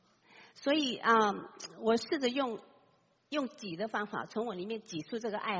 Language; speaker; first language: Chinese; native; Chinese